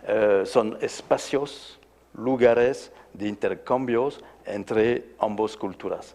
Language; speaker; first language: Spanish; non-native, fluent; French